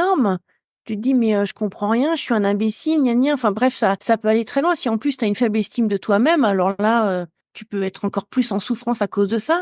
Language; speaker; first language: French; native; French